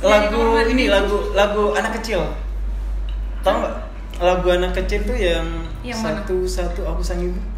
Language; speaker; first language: Indonesian; native; Indonesian